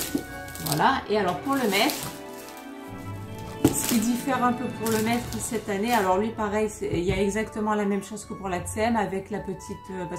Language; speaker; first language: French; native; French